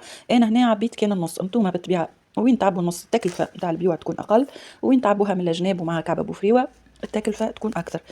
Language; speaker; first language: Arabic; native; Arabic